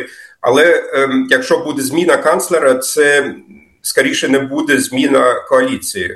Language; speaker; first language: Ukrainian; non-native, fluent; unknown